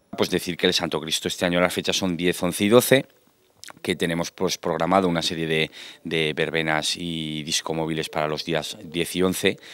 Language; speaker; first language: Spanish; native; Spanish